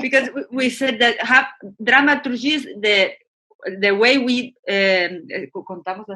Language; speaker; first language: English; non-native, learner; Spanish